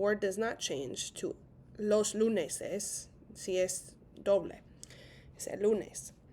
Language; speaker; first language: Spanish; non-native, fluent; English